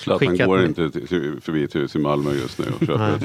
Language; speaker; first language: Swedish; native; Swedish